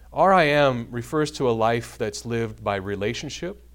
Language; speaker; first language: English; native; English